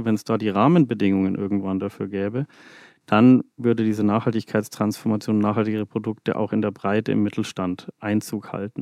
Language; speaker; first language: German; native; German